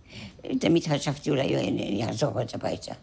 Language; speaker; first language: Hebrew; non-native, fluent; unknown